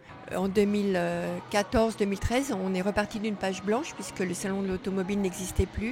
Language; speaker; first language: French; native; French